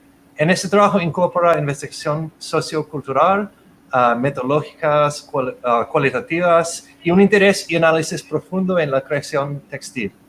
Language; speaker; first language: Spanish; non-native, fluent; English